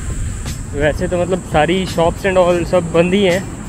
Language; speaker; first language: Hindi; native; Hindi